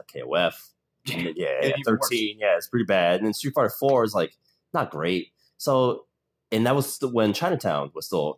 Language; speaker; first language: English; native; English